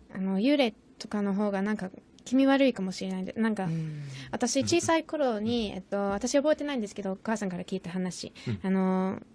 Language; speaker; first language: Japanese; non-native, fluent; English